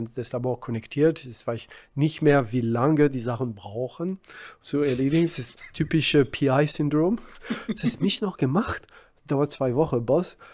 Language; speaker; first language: German; non-native, fluent; French